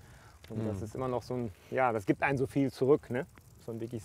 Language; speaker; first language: German; native; German